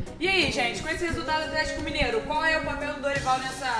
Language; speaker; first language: Portuguese; native; Portuguese